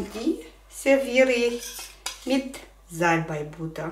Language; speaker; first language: German; non-native, fluent; Russian